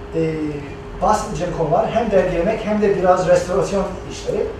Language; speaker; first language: Turkish; non-native, fluent; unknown